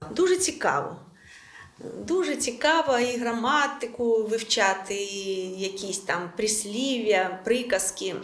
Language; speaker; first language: Ukrainian; non-native, local second language; Russian